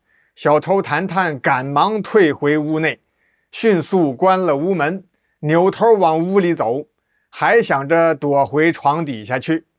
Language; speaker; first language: Chinese; native; Chinese